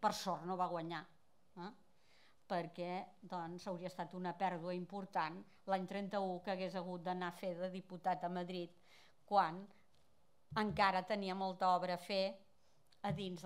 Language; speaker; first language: Catalan; native; Catalan